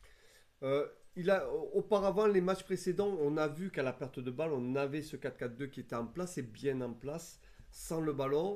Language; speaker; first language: French; native; French